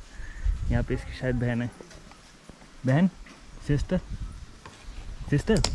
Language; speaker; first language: Hindi; native; Hindi